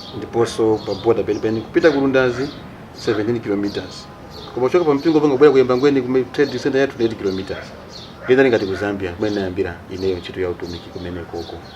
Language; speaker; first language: Nyanja; non-native, local second language; Tumbuka